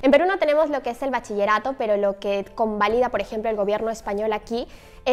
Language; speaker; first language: Spanish; native; Spanish